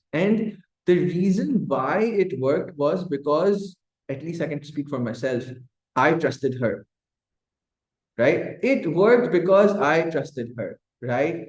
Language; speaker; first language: English; non-native, local second language; Urdu